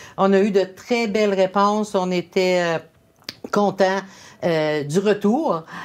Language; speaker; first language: French; native; French